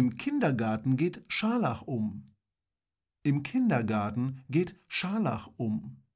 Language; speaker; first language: German; non-native, fluent; Polish